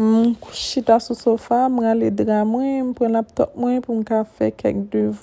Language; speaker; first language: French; non-native, learner; Haitian Creole